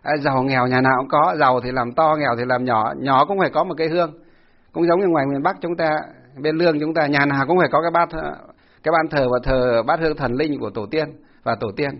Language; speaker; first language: Vietnamese; non-native, local second language; Muong